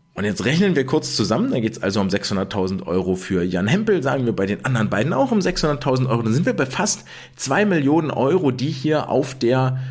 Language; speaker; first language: German; native; German